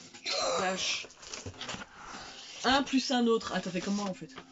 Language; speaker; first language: French; native; French